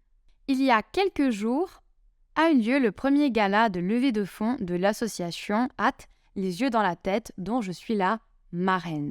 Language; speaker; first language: French; native; French